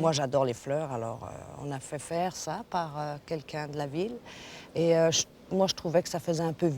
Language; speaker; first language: French; native; French